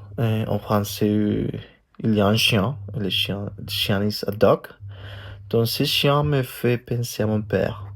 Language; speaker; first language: French; non-native, fluent; Spanish